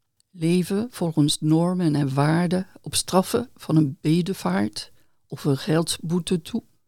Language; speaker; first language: Dutch; non-native, fluent; French